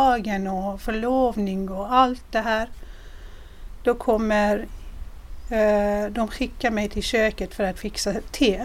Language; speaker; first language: Swedish; non-native, fluent; Persian